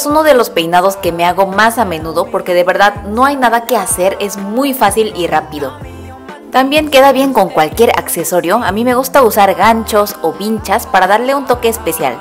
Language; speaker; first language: Spanish; non-native, fluent; Korean